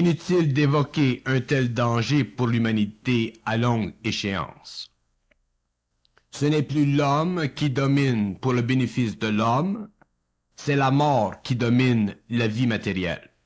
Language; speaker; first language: French; native; French